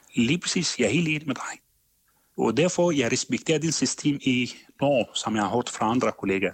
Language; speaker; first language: Danish; non-native, fluent; Arabic